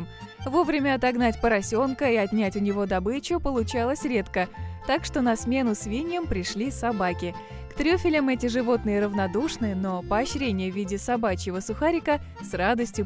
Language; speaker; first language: Russian; native; Russian